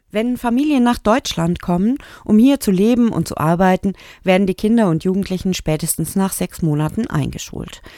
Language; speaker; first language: German; native; German